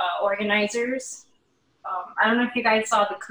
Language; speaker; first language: English; native; English